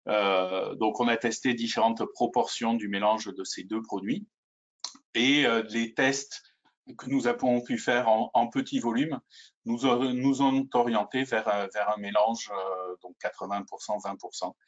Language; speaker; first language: French; native; French